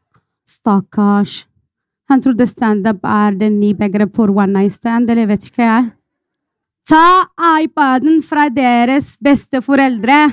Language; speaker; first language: Norwegian; non-native, fluent; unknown